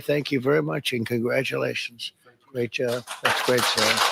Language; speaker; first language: English; native; English